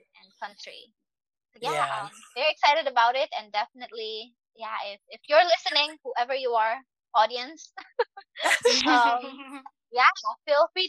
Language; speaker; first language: English; non-native, local second language; Cebuano